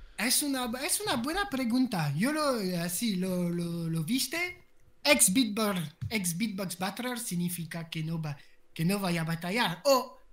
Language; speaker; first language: Spanish; non-native, learner; French